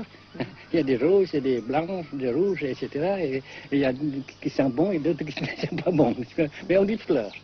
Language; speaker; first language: French; non-native, local second language; Vietnamese